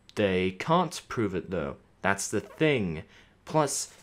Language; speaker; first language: English; native; English